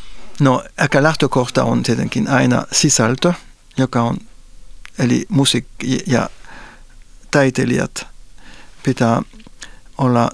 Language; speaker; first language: Finnish; non-native, fluent; French